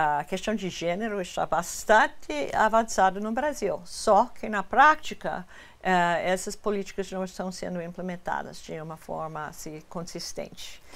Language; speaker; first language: Portuguese; non-native, fluent; English